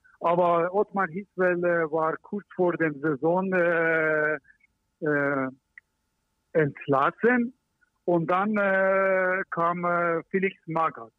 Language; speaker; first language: German; non-native, learner; Persian